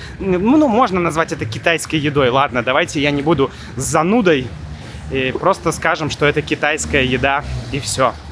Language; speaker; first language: Russian; native; Russian